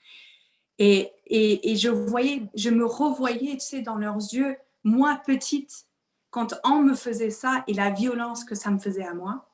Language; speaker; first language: French; native; French